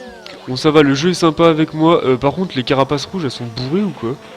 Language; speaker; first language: French; native; French